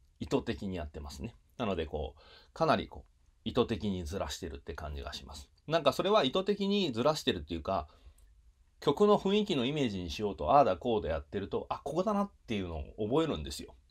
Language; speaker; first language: Japanese; native; Japanese